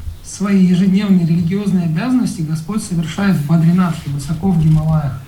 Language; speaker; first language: Russian; native; Russian